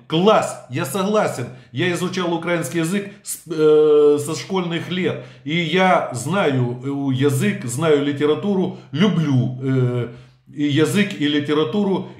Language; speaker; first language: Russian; native; Russian